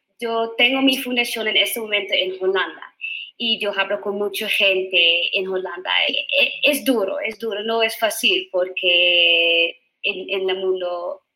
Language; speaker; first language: Spanish; non-native, learner; Dutch